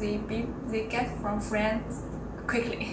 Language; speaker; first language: English; non-native, learner; Chinese